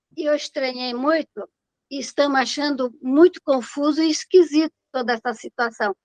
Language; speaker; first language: Portuguese; native; Portuguese